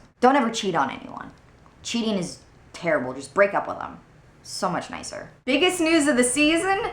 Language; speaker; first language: English; native; English